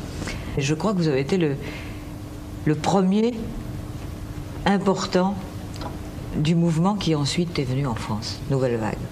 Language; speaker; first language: French; native; French